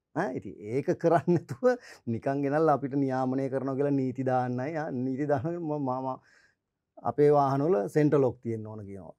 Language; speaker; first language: Sinhala; native; Sinhala